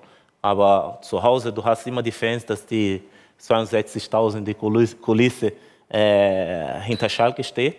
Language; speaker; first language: German; non-native, learner; Portuguese